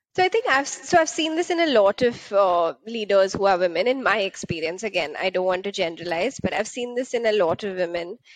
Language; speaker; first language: English; non-native, local second language; Hindi